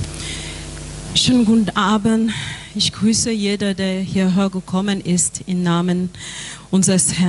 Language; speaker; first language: German; non-native, learner; French